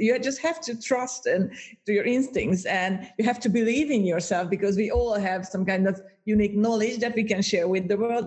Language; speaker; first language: English; non-native, fluent; Hungarian